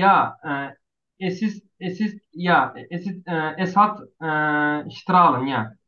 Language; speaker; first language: German; non-native, learner; Turkish